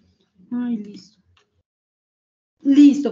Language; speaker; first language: Spanish; native; Spanish